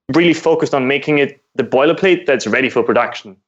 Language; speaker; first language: English; non-native, fluent; German